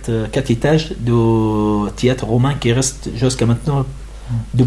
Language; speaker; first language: French; non-native, learner; Arabic